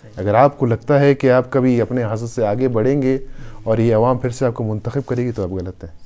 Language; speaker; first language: Urdu; non-native, local second language; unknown